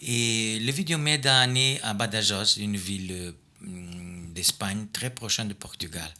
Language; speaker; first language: French; non-native, fluent; Portuguese